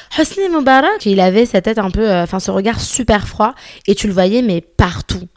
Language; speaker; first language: French; early bilingual, other home language; Arabic